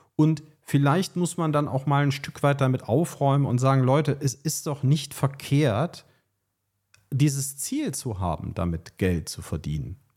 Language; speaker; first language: German; native; German